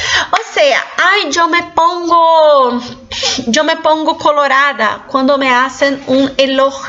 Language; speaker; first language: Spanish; non-native, fluent; Portuguese